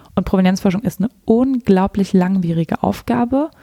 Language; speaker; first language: German; native; German